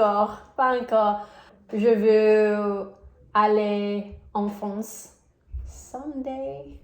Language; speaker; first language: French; non-native, learner; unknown